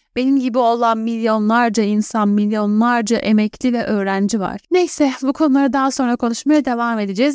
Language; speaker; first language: Turkish; native; Turkish